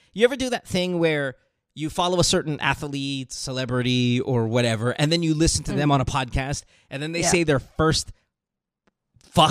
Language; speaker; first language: English; non-native, local second language; Filipino